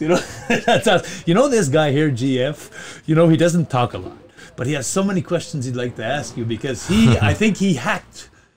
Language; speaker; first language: English; non-native, fluent; French